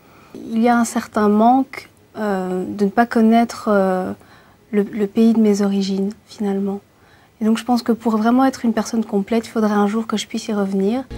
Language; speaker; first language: French; early bilingual, other home language; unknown